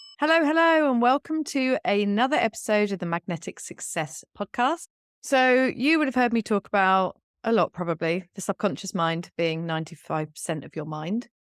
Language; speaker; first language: English; native; English